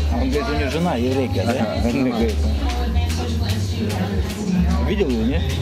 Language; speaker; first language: Russian; native; Russian